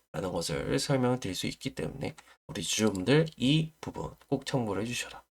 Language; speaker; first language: Korean; native; Korean